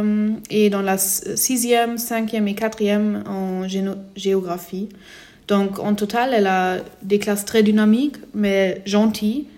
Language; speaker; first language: French; non-native, fluent; German